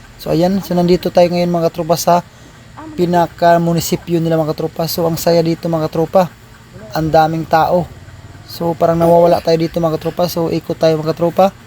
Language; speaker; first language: Filipino; non-native, local second language; Surigaonon